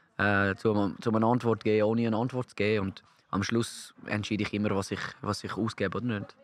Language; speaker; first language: German; non-native, local second language; French